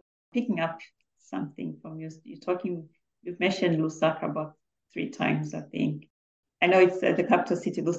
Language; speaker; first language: English; non-native, local second language; Bemba